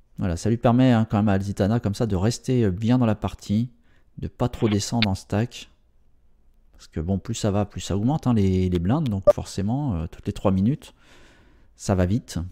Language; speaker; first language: French; native; French